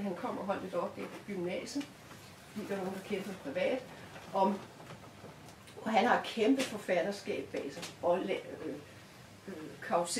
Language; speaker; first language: Danish; native; Danish